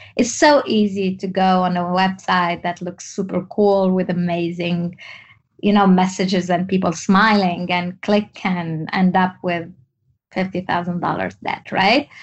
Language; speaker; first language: English; non-native, fluent; Arabic